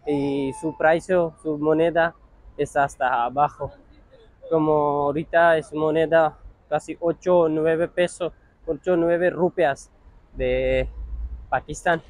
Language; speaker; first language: Spanish; non-native, learner; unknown